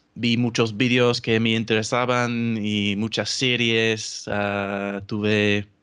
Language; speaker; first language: Spanish; non-native, fluent; English